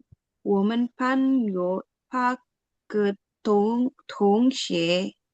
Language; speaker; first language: Chinese; non-native, learner; Indonesian